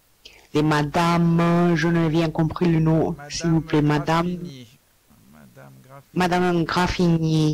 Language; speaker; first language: French; non-native, learner; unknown